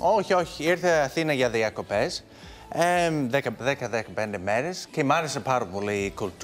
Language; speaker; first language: Greek; non-native, learner; English